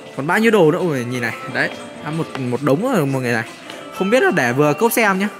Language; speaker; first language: Vietnamese; native; Vietnamese